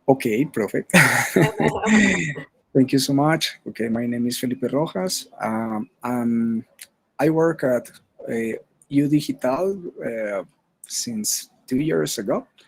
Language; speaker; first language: English; non-native, learner; Spanish